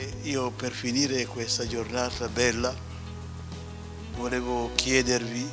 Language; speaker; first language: Italian; non-native, fluent; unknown